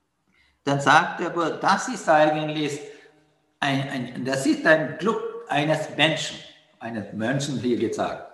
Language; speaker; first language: German; non-native, fluent; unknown